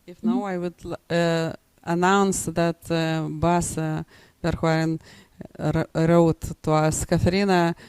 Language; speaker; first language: English; non-native, fluent; Lithuanian